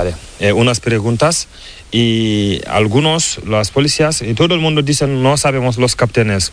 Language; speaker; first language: Spanish; non-native, learner; Fula